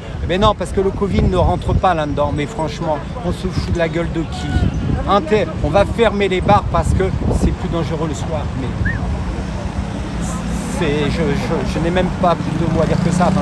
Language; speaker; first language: French; native; French